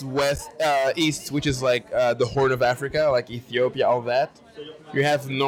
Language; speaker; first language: English; non-native, local second language; French